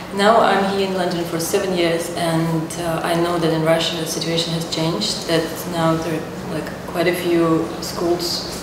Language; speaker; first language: English; non-native, fluent; Russian